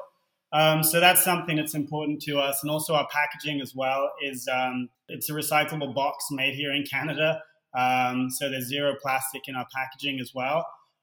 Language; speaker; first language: English; native; English